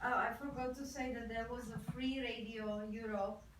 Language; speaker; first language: English; non-native, fluent; Czech